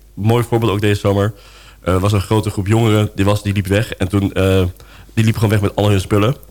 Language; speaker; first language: Dutch; native; Dutch